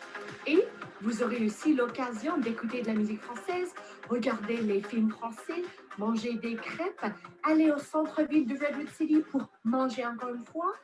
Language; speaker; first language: French; non-native, learner; English